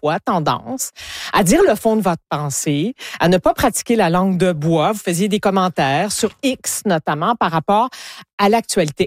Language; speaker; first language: French; native; French